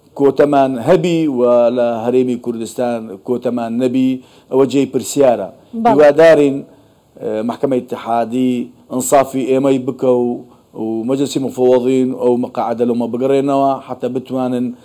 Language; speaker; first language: Central Kurdish; non-native, local second language; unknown